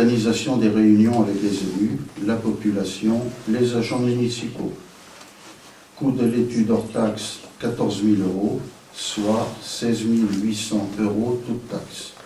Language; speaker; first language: French; native; French